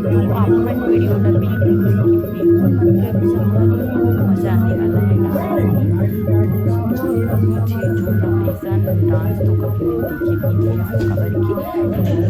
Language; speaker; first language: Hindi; non-native, local second language; Chhattisgarhi